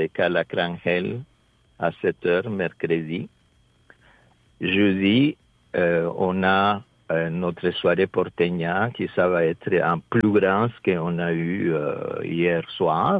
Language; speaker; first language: French; non-native, fluent; Spanish